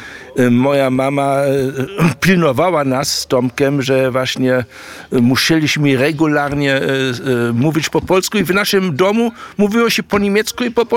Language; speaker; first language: Polish; early bilingual, heritage; German